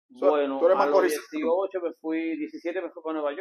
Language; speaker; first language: Spanish; native; Spanish